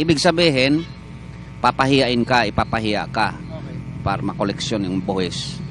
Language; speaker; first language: Filipino; native; Filipino